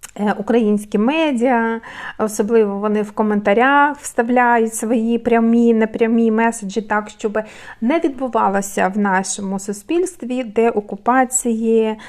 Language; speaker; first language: Ukrainian; non-native, local second language; Russian